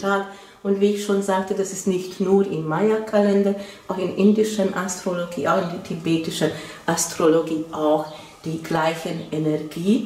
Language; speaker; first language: German; non-native, fluent; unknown